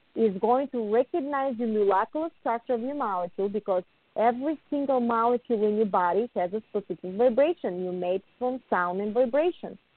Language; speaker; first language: English; non-native, fluent; Bulgarian